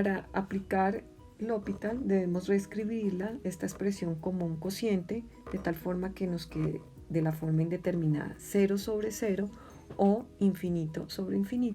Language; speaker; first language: Spanish; native; Spanish